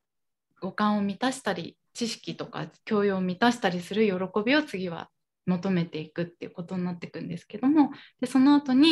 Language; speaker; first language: Japanese; native; Japanese